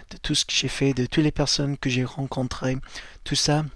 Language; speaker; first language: French; non-native, fluent; English